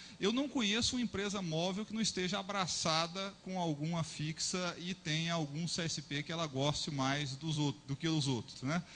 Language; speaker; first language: Portuguese; native; Portuguese